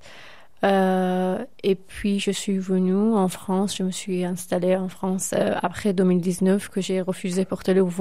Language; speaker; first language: French; non-native, fluent; Persian